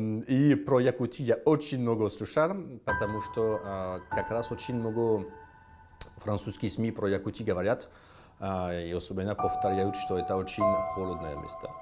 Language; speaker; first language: Russian; non-native, fluent; French